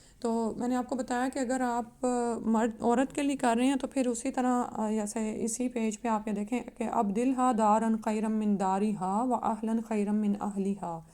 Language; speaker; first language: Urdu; native; Urdu